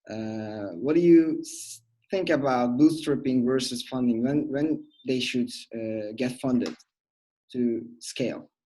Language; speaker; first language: English; non-native, fluent; Turkish